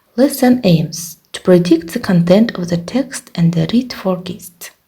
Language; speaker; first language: English; non-native, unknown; Kazakh